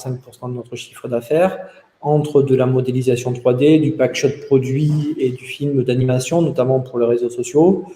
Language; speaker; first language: French; native; French